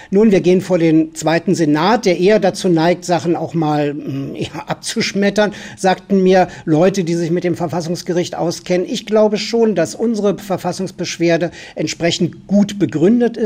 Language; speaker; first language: German; native; German